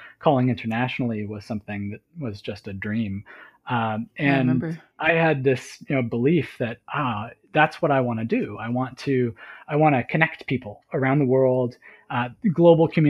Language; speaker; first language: English; native; English